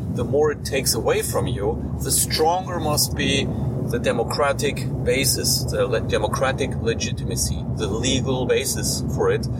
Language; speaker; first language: English; non-native, fluent; German